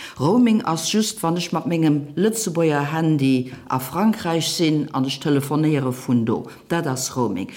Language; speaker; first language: Luxembourgish; native; Luxembourgish